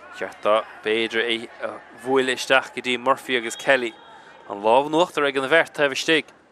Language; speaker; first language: Irish; native; Irish